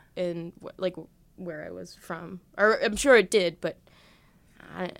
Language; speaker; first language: English; native; English